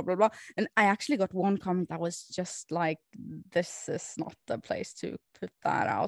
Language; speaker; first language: English; non-native, fluent; Norwegian